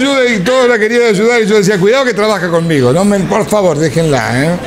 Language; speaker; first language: Spanish; native; Spanish